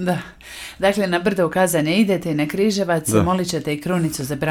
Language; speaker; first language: Croatian; native; Croatian